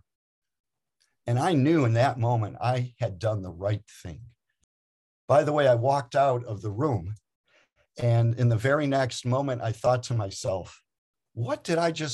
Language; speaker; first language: English; native; English